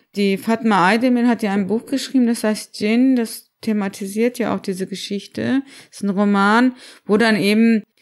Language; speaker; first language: German; early bilingual, other home language; Turkish